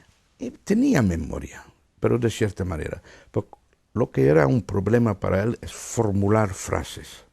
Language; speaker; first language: Spanish; non-native, fluent; Dutch